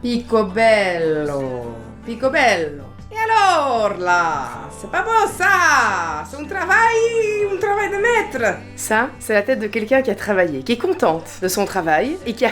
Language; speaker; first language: French; native; French